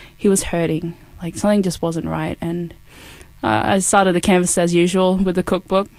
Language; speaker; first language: English; native; English